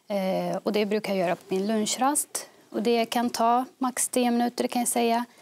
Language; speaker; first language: Swedish; early bilingual, other home language; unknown